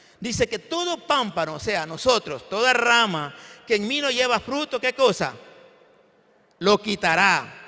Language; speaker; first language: Spanish; native; Spanish